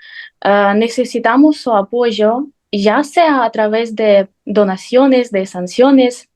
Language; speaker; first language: Spanish; non-native, fluent; Ukrainian